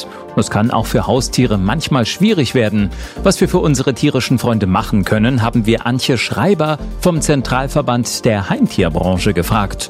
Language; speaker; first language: German; native; German